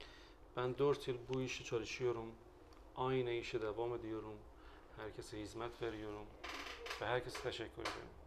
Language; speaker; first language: Turkish; non-native, learner; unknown